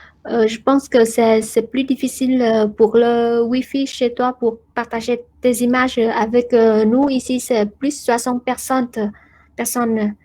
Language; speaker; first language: French; non-native, fluent; Vietnamese